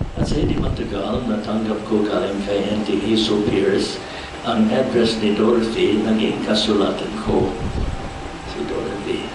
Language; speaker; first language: Filipino; non-native, fluent; English